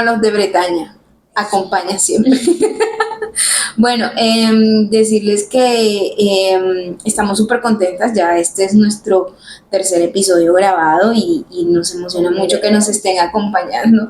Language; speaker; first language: Spanish; native; Spanish